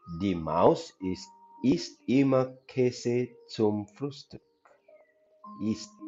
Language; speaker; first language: German; non-native, learner; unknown